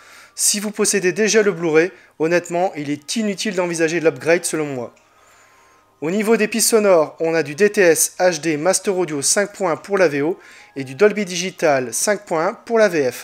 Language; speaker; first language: French; native; French